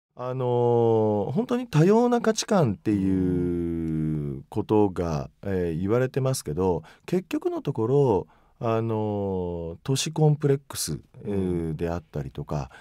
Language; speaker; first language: Japanese; native; Japanese